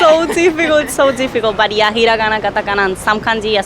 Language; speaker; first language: English; non-native, fluent; Spanish